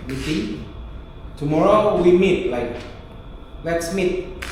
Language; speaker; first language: English; non-native, local second language; Indonesian